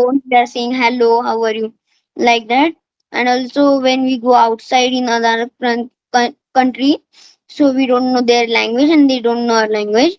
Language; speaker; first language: English; non-native, learner; Marathi